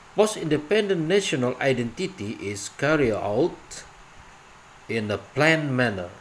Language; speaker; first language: English; non-native, fluent; Indonesian